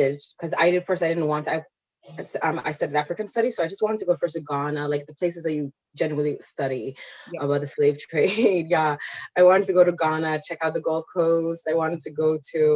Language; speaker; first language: English; non-native, fluent; Somali